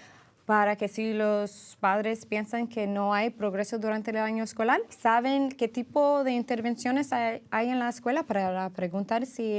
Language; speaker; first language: Spanish; early bilingual, heritage; English